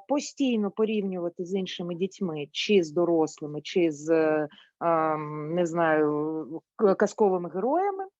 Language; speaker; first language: Ukrainian; non-native, local second language; Russian